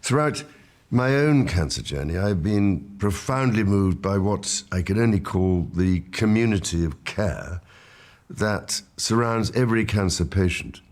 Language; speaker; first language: English; native; English